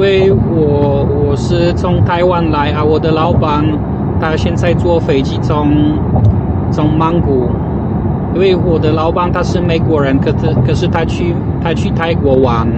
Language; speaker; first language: Chinese; non-native, fluent; Polish